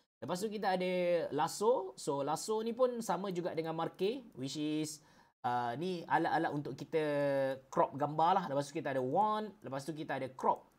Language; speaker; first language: Malay; native; Malay